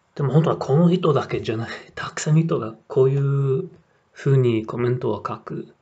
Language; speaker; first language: Japanese; non-native, learner; English